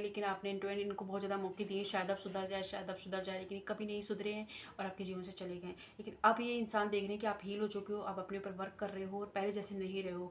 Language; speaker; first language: Hindi; native; Hindi